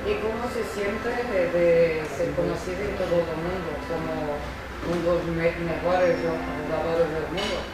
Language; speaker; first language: Spanish; non-native, learner; Portuguese